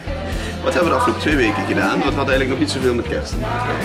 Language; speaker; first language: Dutch; native; Dutch